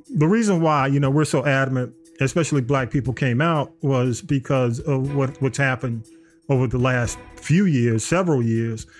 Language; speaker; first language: English; native; English